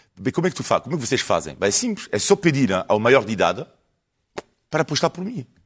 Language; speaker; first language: Portuguese; non-native, fluent; French